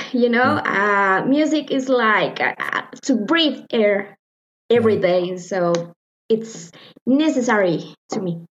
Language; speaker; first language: English; non-native, learner; Spanish